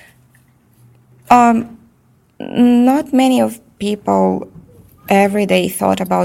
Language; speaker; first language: English; non-native, fluent; Russian